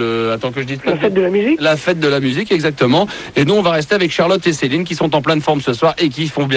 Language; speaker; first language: French; native; French